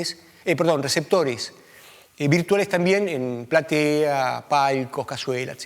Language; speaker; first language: Spanish; native; Spanish